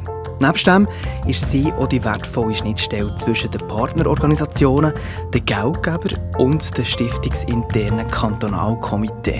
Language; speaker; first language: German; native; German